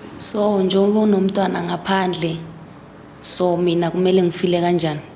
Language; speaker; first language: Zulu; native; Zulu